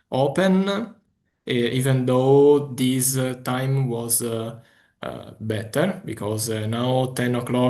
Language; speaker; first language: English; non-native, fluent; Italian